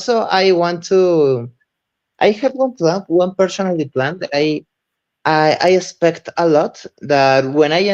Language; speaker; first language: English; non-native, learner; Spanish